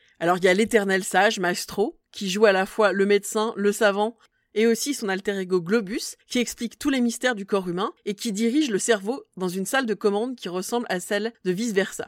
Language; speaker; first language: French; native; French